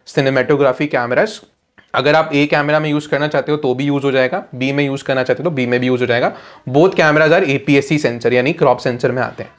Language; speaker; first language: Hindi; native; Hindi